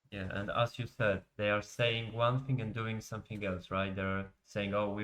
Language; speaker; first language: English; non-native, fluent; Polish